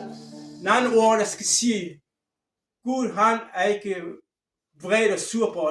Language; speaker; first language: Danish; non-native, fluent; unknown